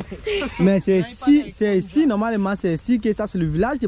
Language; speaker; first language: French; non-native, fluent; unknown